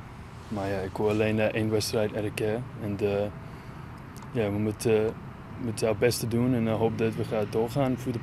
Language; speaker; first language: Dutch; non-native, learner; English